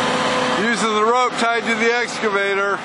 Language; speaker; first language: English; native; English